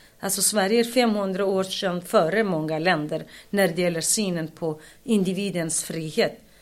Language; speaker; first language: Swedish; non-native, fluent; Kurdish